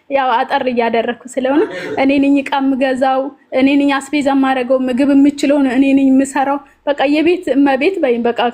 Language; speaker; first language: Amharic; native; Amharic